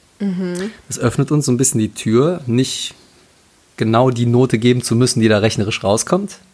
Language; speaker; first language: German; native; German